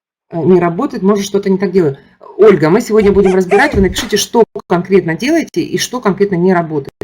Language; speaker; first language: Russian; native; Russian